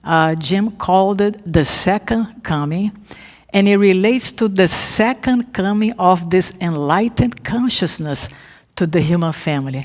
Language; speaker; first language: English; non-native, fluent; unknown